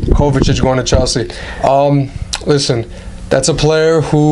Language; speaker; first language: English; native; English